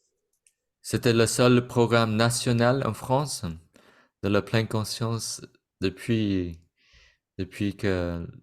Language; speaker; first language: French; non-native, fluent; Vietnamese